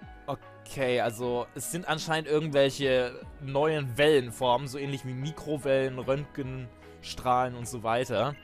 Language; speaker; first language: German; native; German